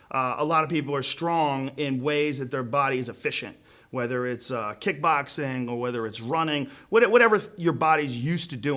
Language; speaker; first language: English; native; English